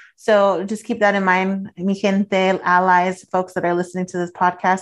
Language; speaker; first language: English; early bilingual, other home language; Spanish